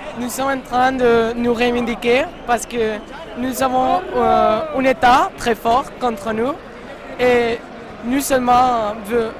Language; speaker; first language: French; non-native, learner; Catalan